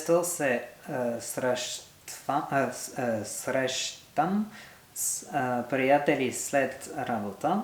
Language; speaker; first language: Bulgarian; non-native, learner; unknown